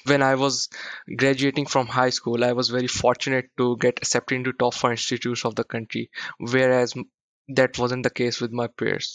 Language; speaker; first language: English; non-native, local second language; Urdu